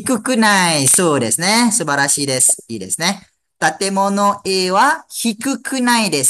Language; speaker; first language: Japanese; non-native, fluent; Malay